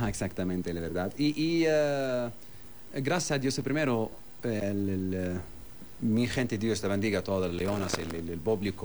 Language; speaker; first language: Spanish; non-native, learner; Arabic